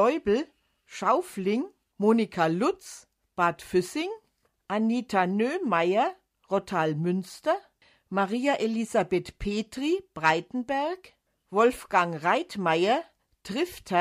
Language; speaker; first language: German; native; German